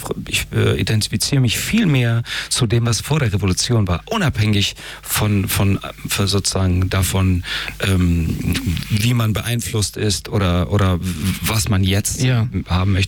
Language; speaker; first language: German; early bilingual, other home language; Persian